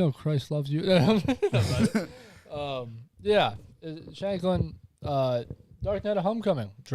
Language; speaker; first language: English; native; English